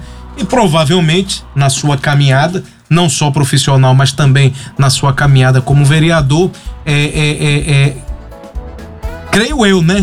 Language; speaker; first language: Portuguese; native; Portuguese